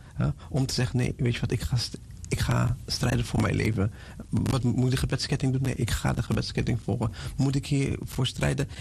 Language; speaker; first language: Dutch; non-native, fluent; Portuguese